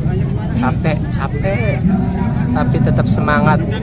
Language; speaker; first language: Indonesian; native; Indonesian